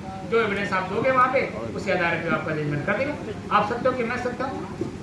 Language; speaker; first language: Hindi; native; Hindi